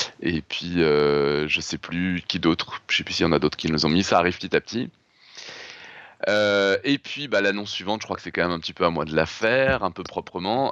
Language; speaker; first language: French; native; French